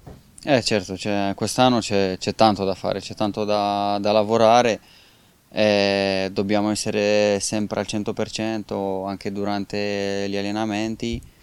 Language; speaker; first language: Italian; non-native, fluent; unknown